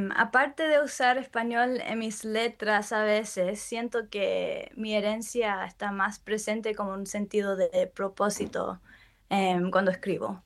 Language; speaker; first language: Spanish; early bilingual, heritage; English